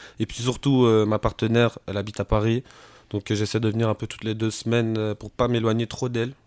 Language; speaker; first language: French; native; French